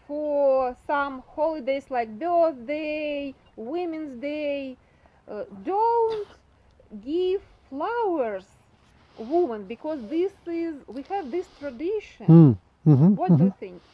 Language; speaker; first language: English; non-native, learner; Russian